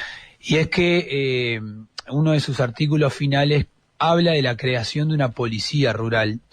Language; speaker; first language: Spanish; native; Spanish